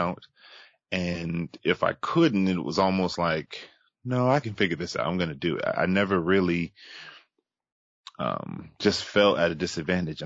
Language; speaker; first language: English; native; English